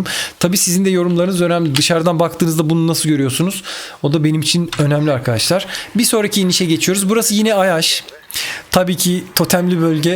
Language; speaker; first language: Turkish; native; Turkish